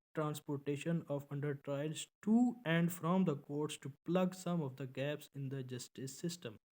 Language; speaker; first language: English; non-native, local second language; Urdu